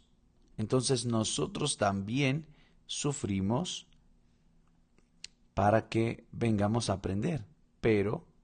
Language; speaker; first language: Spanish; non-native, fluent; Portuguese